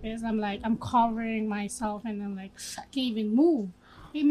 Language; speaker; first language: English; non-native, local second language; Filipino